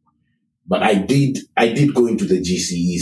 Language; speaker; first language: English; non-native, local second language; Kikuyu